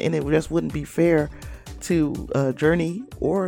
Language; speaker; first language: English; native; English